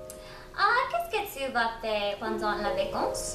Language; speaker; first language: French; non-native, learner; English